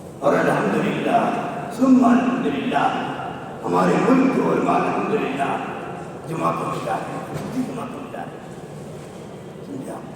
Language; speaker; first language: Urdu; native; Urdu